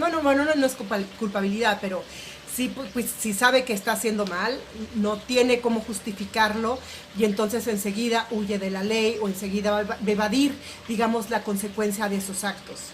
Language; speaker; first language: Spanish; native; Spanish